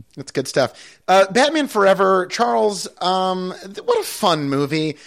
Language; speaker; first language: English; native; English